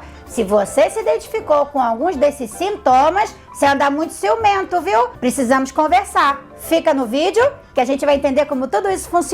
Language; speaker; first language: Portuguese; native; Portuguese